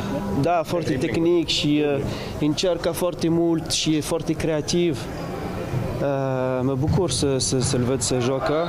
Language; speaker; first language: Romanian; non-native, learner; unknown